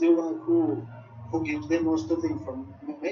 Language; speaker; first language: English; non-native, learner; Spanish